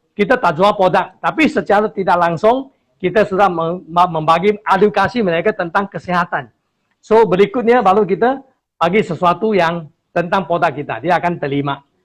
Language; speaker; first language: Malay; non-native, local second language; Chinese